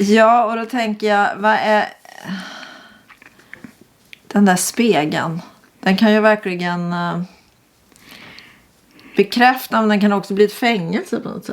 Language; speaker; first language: Swedish; native; Swedish